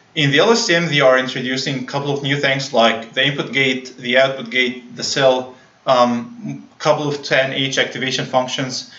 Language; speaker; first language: English; non-native, fluent; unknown